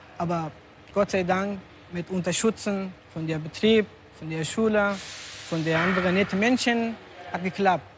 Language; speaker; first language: German; non-native, learner; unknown